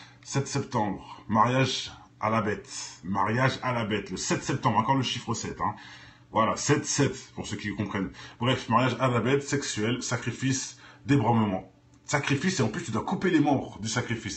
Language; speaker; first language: French; native; French